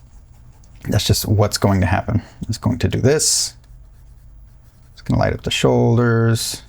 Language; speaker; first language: English; native; English